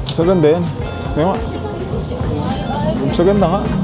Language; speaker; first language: Filipino; native; Filipino